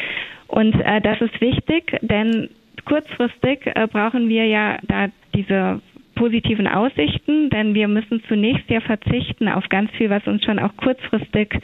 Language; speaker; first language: German; native; German